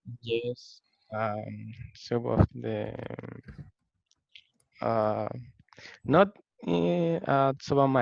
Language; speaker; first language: English; non-native, learner; Spanish